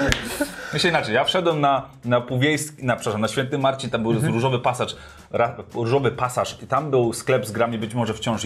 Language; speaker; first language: Polish; native; Polish